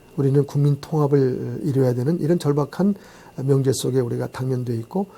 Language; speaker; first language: Korean; native; Korean